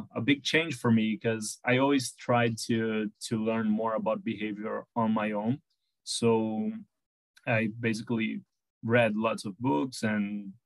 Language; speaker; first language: English; non-native, fluent; Portuguese